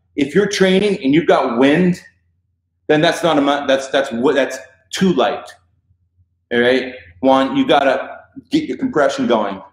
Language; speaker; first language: English; native; English